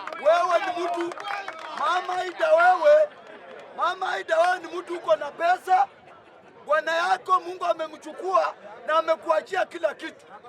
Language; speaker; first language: Swahili; native; Swahili